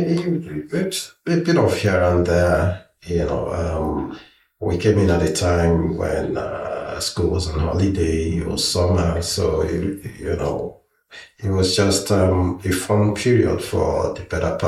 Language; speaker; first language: English; non-native, local second language; Igbo